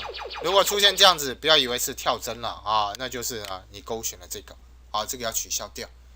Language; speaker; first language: Chinese; native; Chinese